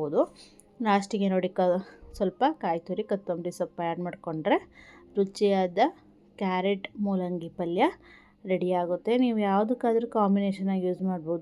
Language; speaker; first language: Kannada; native; Kannada